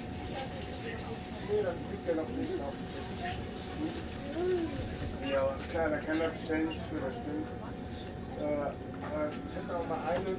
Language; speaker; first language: German; native; German